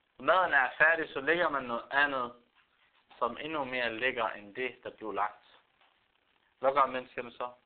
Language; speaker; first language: Danish; non-native, fluent; Arabic